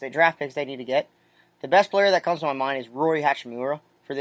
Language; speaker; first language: English; native; English